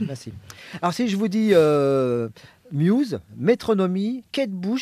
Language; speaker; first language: French; native; French